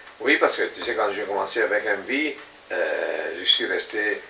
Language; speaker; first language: French; non-native, fluent; Italian